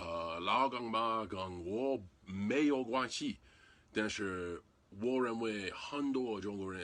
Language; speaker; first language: Chinese; non-native, learner; English